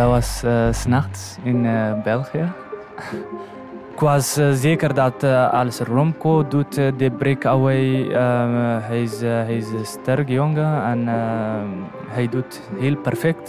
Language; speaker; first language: Dutch; non-native, learner; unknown